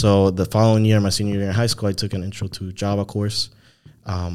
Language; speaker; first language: English; non-native, fluent; Spanish